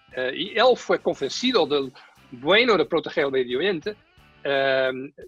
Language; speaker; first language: Spanish; non-native, fluent; Dutch